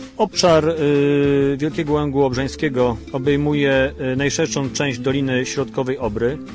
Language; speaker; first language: Polish; native; Polish